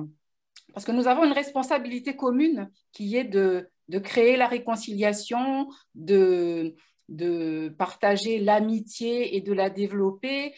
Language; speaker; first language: French; native; French